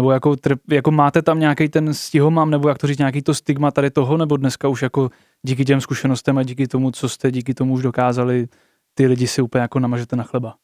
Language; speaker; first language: Czech; native; Czech